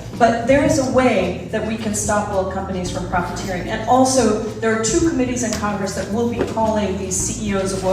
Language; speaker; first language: English; native; English